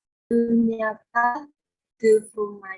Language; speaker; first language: French; non-native, learner; Indonesian